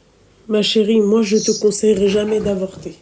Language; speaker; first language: French; native; French